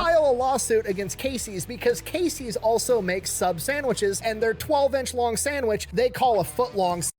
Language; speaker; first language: English; native; English